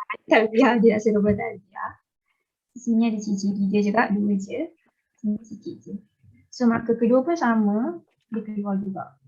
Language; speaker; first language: Malay; native; Malay